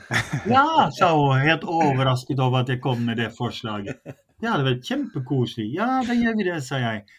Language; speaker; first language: Norwegian; non-native, fluent; Dutch